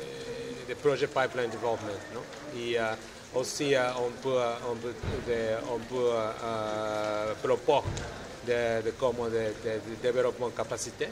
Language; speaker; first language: French; non-native, learner; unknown